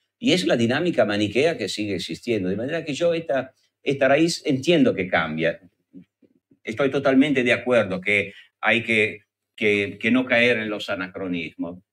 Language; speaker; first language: Spanish; non-native, fluent; Italian